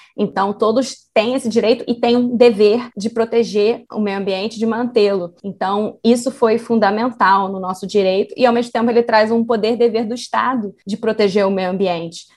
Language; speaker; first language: Portuguese; native; Portuguese